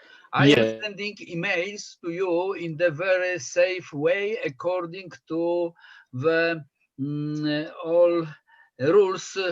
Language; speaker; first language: English; non-native, fluent; Polish